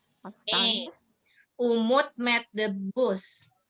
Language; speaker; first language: Dutch; non-native, learner; Indonesian